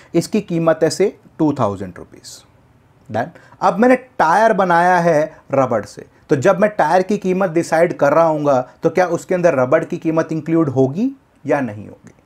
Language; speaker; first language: Hindi; native; Hindi